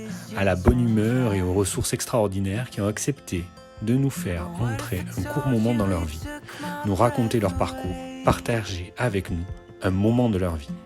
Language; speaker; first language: French; native; French